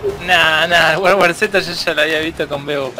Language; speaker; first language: Spanish; native; Spanish